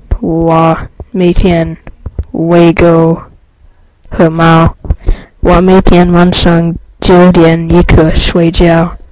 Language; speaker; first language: Chinese; non-native, learner; English